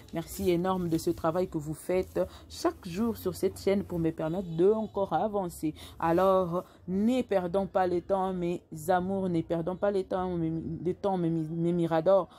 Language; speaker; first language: French; non-native, local second language; Lingala